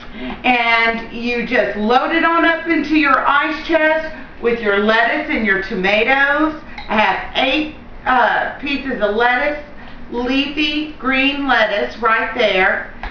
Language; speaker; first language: English; native; English